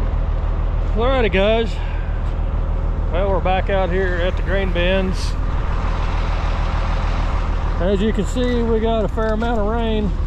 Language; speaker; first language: English; native; English